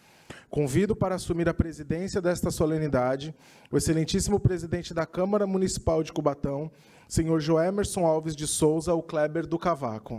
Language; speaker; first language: Portuguese; native; Portuguese